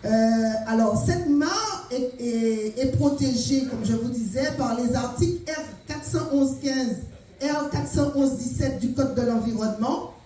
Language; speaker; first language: French; native; French